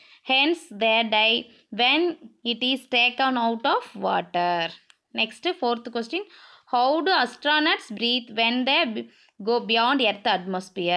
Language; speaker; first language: English; non-native, local second language; Tamil